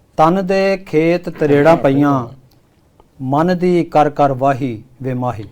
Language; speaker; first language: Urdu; non-native, local second language; Punjabi